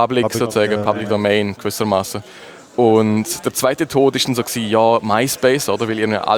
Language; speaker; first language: German; native; German